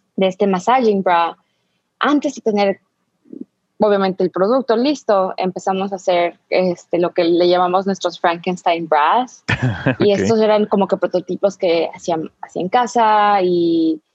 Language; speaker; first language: Spanish; native; Spanish